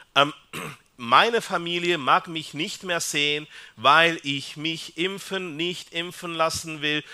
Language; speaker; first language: German; non-native, fluent; Spanish